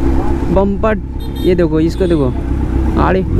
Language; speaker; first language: Hindi; native; Hindi